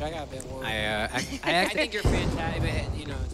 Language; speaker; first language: English; native; English